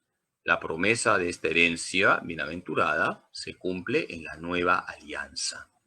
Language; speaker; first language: Spanish; native; Spanish